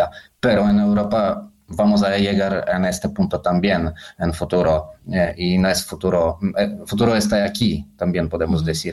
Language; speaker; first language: Spanish; non-native, fluent; Polish